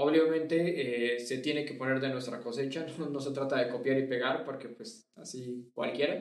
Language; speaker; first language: Spanish; native; Spanish